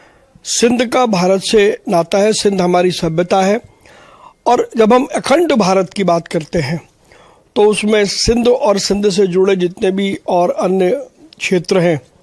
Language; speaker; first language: Hindi; native; Hindi